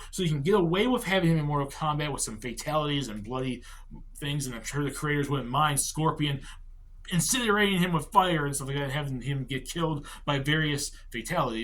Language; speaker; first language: English; native; English